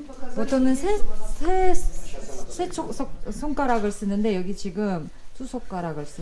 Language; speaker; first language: Korean; non-native, fluent; Uzbek